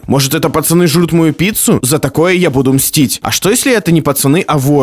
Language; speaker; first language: Russian; native; Russian